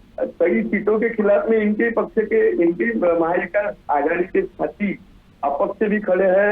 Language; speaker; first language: Hindi; non-native, local second language; Marathi